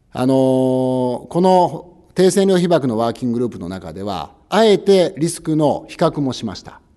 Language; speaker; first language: Japanese; native; Japanese